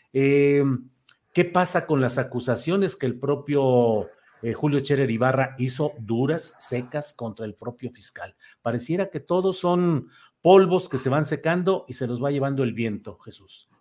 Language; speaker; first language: Spanish; native; Spanish